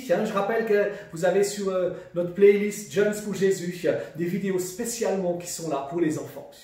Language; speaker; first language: French; native; French